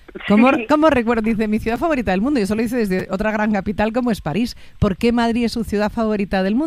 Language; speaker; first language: Spanish; native; Spanish